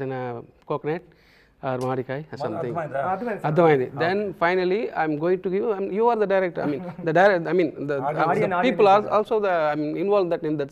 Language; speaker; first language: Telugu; non-native, local second language; Tamil